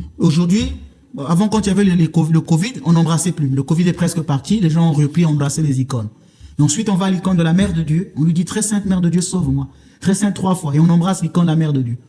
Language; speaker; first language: French; non-native, local second language; Lingala